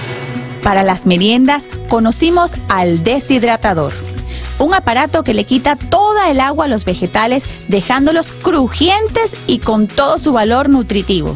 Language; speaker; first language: Spanish; native; Spanish